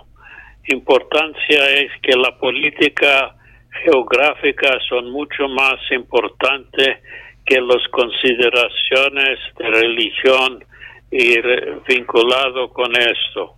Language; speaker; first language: Spanish; non-native, fluent; English